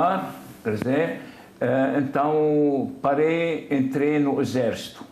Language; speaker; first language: Portuguese; non-native, fluent; Arabic